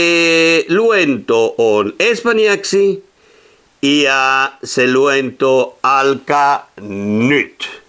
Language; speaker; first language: Finnish; non-native, fluent; Spanish